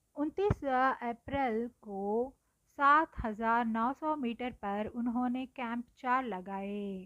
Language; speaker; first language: Hindi; non-native, local second language; Telugu